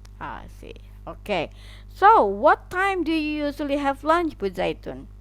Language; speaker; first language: English; non-native, fluent; Indonesian